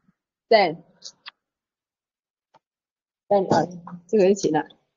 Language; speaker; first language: Chinese; non-native, local second language; Cantonese